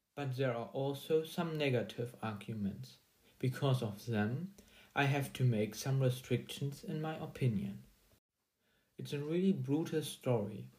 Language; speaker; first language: English; non-native, fluent; German